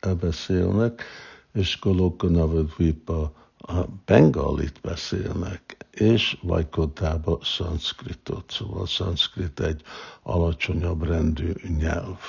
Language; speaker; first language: Hungarian; non-native, fluent; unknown